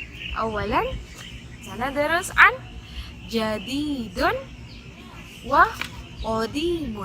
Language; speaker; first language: Arabic; non-native, fluent; Indonesian